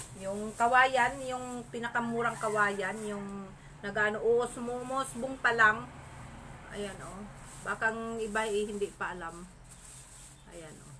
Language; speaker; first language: Filipino; non-native, local second language; Masbatenyo